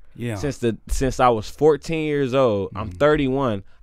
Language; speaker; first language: English; native; English